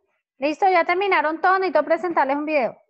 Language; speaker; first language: Spanish; native; Spanish